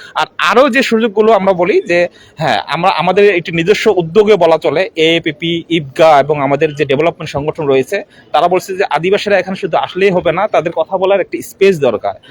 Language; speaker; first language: Bangla; non-native, local second language; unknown